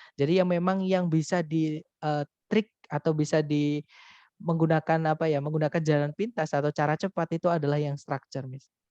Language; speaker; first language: Indonesian; non-native, local second language; Javanese